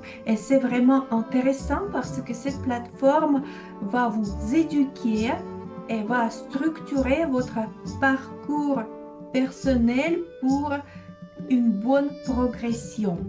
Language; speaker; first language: French; non-native, fluent; Russian